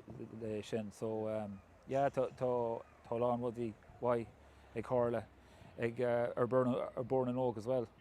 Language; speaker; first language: Irish; non-native, local second language; English